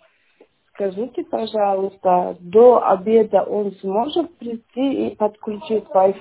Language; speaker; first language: Russian; non-native, learner; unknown